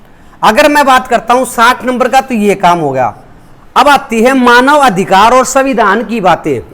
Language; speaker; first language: Hindi; native; Hindi